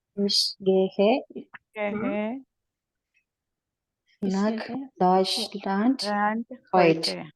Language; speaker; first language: German; non-native, learner; Malayalam